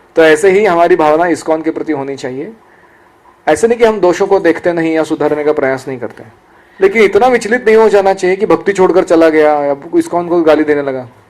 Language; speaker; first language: Hindi; non-native, local second language; Marathi